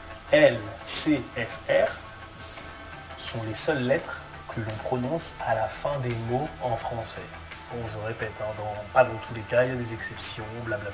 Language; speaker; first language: French; native; French